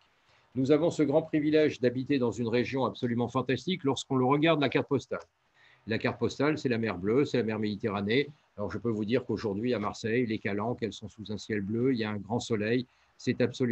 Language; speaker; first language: French; native; French